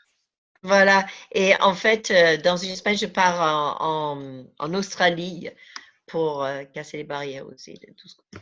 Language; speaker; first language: French; native; French